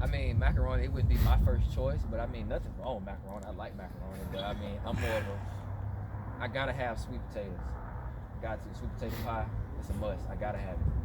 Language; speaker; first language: English; native; English